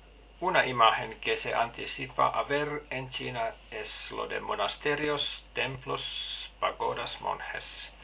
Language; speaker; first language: Spanish; non-native, fluent; Finnish